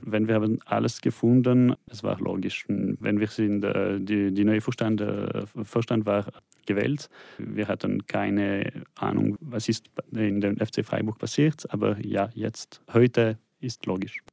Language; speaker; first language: German; non-native, local second language; French